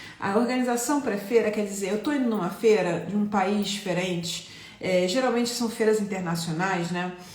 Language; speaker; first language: Portuguese; non-native, fluent; Italian